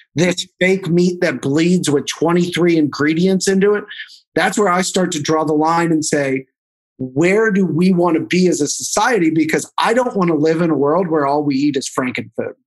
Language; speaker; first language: English; native; English